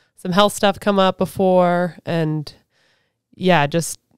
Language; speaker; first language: English; native; English